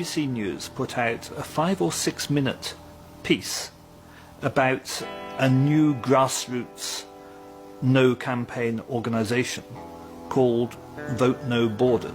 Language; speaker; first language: English; native; English